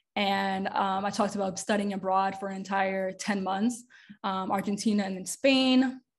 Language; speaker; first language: English; native; English